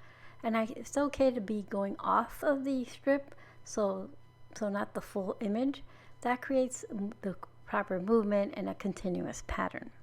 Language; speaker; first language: English; native; English